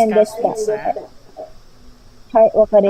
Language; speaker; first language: Japanese; non-native, learner; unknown